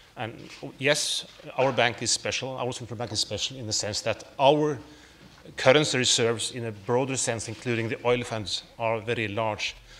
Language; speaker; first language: English; non-native, fluent; Norwegian